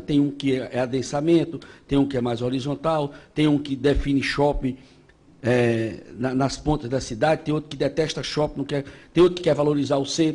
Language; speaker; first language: Portuguese; native; Portuguese